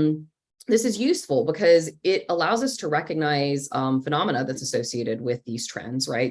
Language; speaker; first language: English; native; English